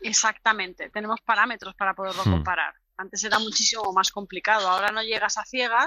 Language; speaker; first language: Spanish; native; Spanish